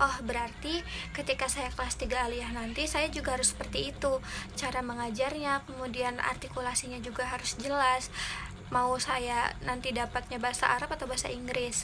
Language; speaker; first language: Indonesian; native; Indonesian